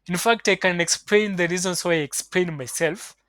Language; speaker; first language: English; non-native, local second language; Swahili